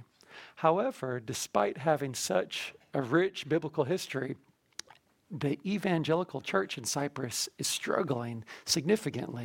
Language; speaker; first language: English; native; English